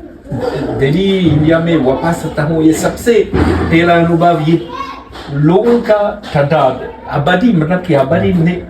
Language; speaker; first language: Hindi; non-native, learner; French